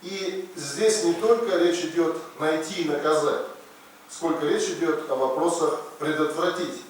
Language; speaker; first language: Russian; native; Russian